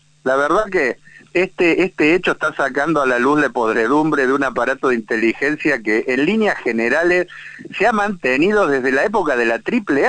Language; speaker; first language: Spanish; native; Spanish